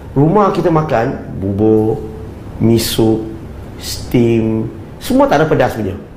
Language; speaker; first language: Malay; non-native, local second language; Chinese